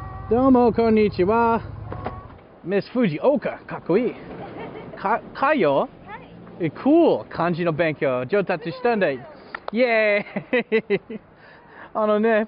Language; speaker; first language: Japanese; non-native, fluent; English